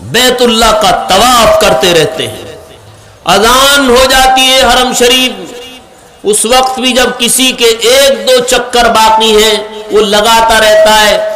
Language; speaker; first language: Urdu; native; Urdu